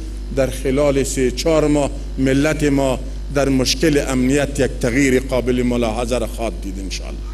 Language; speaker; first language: Persian; non-native, local second language; Pashto